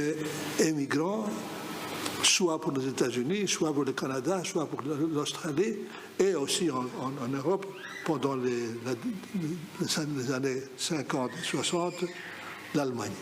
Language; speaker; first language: French; non-native, fluent; Greek